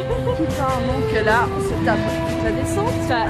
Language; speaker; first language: French; native; French